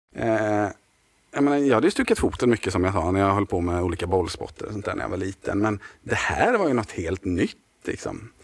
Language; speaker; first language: Swedish; native; Swedish